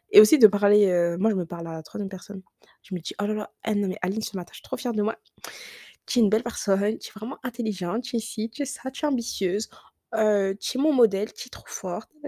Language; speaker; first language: French; early bilingual, other home language; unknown